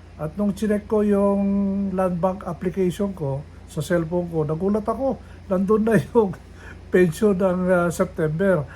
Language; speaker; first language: Filipino; non-native, local second language; Iloko